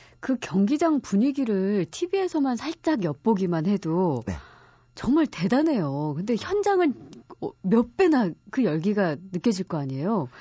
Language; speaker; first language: Korean; native; Korean